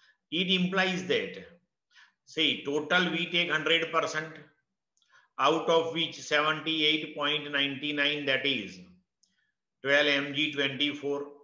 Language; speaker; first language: English; non-native, local second language; Gujarati